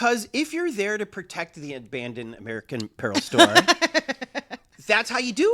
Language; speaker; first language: English; native; English